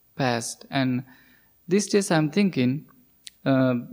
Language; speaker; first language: English; non-native, local second language; Sinhala